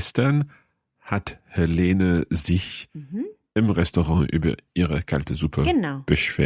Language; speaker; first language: German; non-native, learner; English